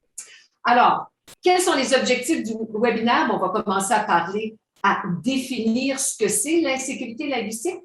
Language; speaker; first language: French; native; French